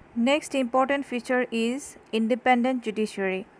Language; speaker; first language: English; non-native, local second language; Assamese